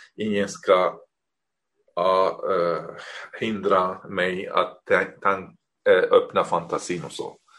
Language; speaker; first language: Swedish; non-native, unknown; Arabic